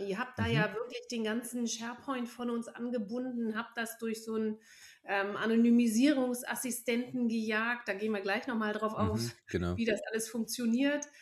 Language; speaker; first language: German; native; German